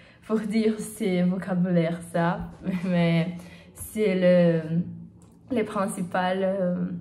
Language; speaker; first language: French; non-native, learner; Portuguese